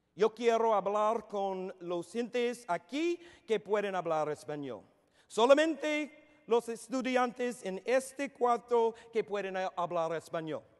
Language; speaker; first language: Spanish; non-native, learner; English